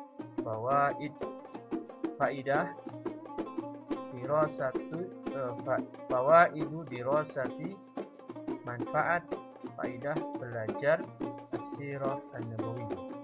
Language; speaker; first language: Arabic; non-native, fluent; Indonesian